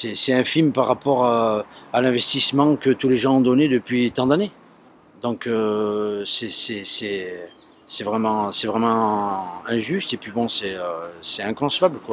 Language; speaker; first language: French; native; French